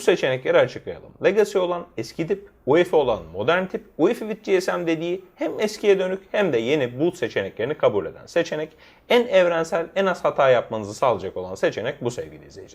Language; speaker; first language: Turkish; native; Turkish